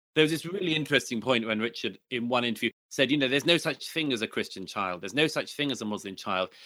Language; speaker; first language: English; native; English